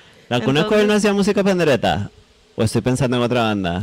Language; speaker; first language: Spanish; native; Spanish